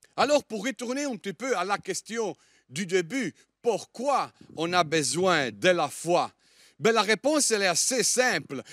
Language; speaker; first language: French; non-native, fluent; Italian